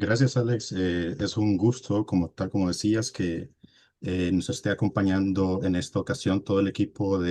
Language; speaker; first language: Spanish; native; Spanish